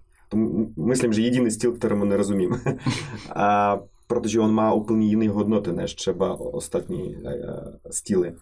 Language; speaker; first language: Czech; non-native, learner; Russian